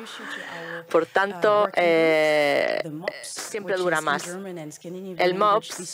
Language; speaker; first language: Spanish; non-native, fluent; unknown